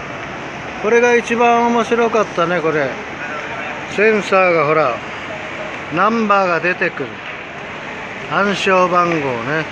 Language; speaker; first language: Japanese; native; Japanese